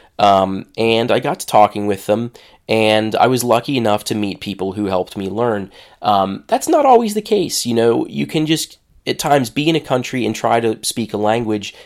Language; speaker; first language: English; native; English